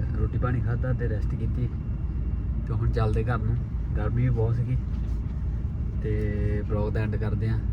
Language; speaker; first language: Punjabi; native; Punjabi